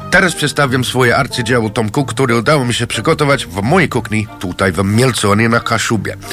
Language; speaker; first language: Polish; non-native, fluent; English